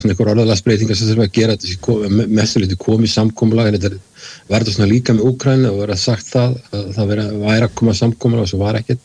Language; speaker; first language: Icelandic; native; Icelandic